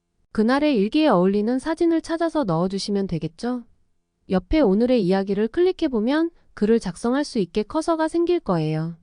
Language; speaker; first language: Korean; native; Korean